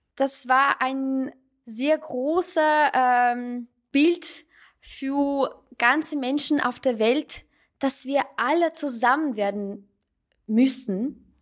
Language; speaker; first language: German; non-native, fluent; Russian